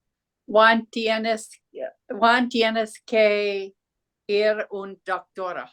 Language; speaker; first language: Spanish; non-native, learner; English